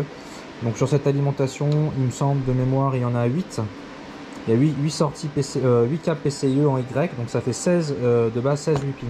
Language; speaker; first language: French; native; French